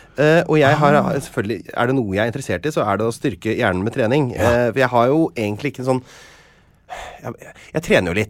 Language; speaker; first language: Norwegian; native; Norwegian